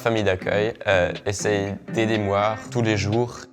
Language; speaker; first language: French; non-native, learner; German